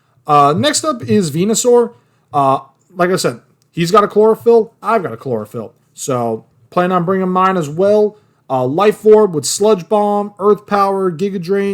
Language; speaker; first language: English; native; English